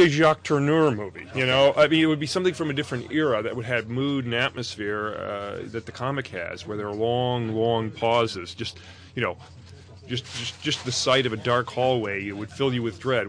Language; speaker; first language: English; native; English